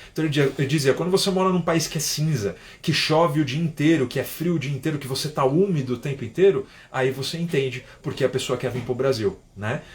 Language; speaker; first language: Portuguese; native; Portuguese